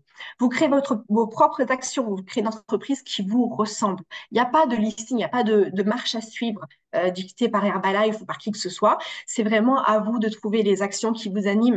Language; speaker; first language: French; native; French